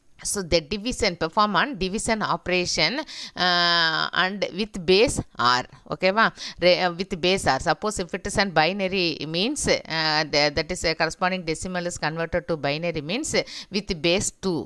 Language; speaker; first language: English; non-native, local second language; Tamil